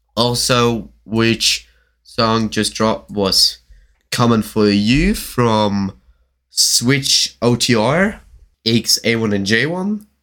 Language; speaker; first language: English; non-native, learner; German